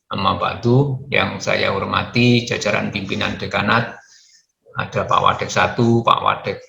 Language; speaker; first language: Malay; native; Malay